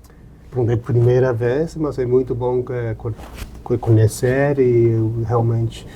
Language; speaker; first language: Portuguese; non-native, learner; Japanese